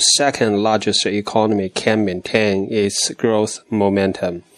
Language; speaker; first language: English; non-native, fluent; Chinese